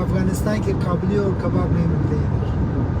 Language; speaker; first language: Hindi; non-native, learner; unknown